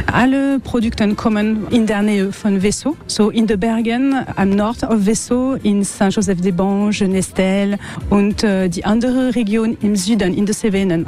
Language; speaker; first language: German; non-native, learner; French